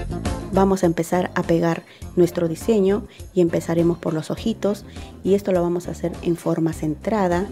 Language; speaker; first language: Spanish; native; Spanish